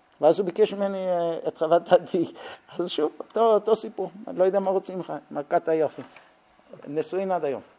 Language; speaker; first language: Hebrew; native; Hebrew